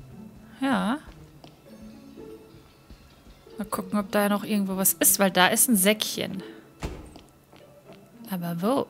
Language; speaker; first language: German; native; German